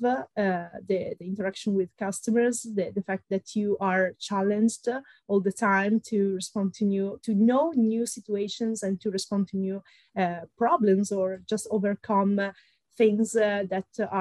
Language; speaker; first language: English; non-native, fluent; Italian